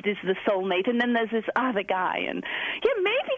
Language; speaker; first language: English; native; English